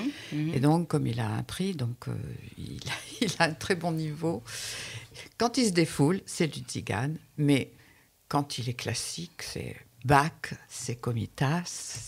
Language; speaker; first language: French; native; French